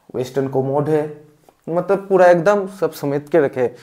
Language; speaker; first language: Hindi; non-native, local second language; Bangla